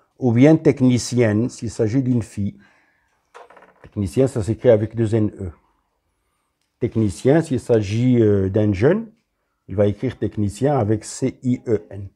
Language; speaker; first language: French; non-native, local second language; Arabic